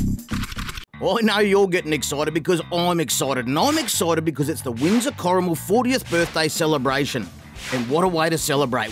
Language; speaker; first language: English; native; English